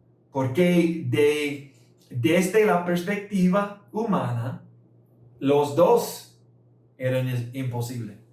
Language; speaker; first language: Spanish; non-native, fluent; English